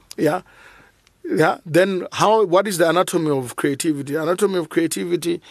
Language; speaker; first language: English; non-native, local second language; Shona